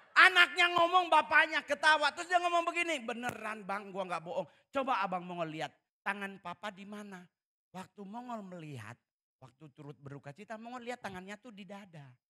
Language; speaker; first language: Indonesian; native; Indonesian